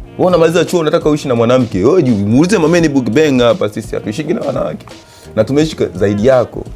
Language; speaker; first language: Swahili; native; Swahili